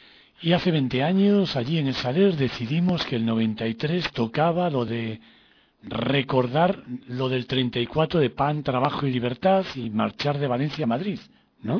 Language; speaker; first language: Spanish; native; Spanish